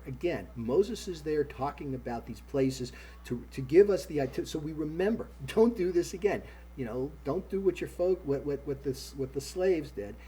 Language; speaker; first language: English; native; English